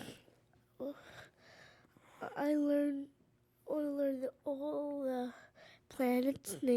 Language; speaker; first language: English; early bilingual, other home language; Arabic